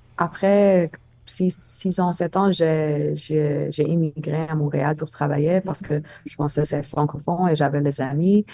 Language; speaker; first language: French; non-native, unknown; Persian